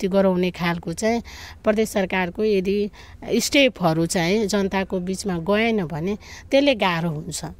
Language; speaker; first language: Nepali; non-native, local second language; Maithili